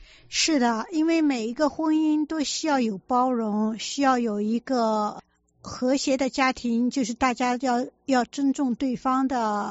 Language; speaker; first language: Chinese; native; Chinese